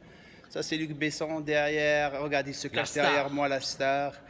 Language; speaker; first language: French; non-native, local second language; Arabic